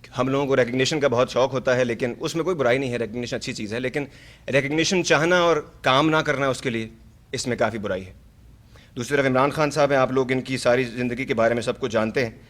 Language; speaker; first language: Urdu; non-native, local second language; Pashto